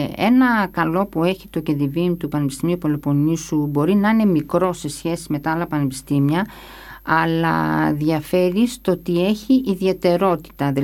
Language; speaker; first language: Greek; early bilingual, other home language; English